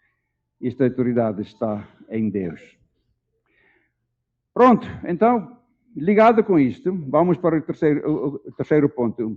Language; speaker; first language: Portuguese; non-native, fluent; Dutch